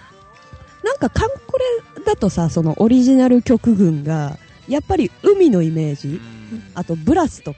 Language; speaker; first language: Japanese; native; Japanese